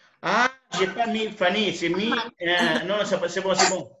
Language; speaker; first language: French; non-native, fluent; Tamil